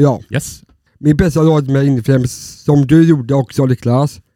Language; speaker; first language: Swedish; non-native, learner; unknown